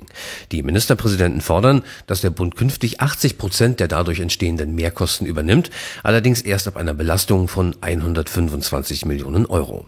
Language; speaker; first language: German; native; German